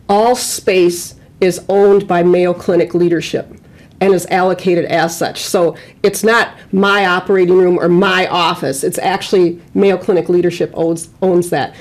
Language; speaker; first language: English; native; English